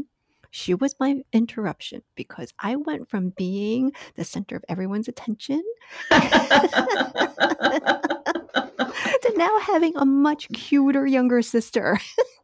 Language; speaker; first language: English; non-native, fluent; Chinese